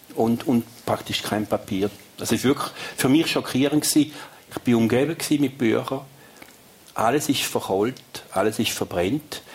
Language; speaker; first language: German; native; German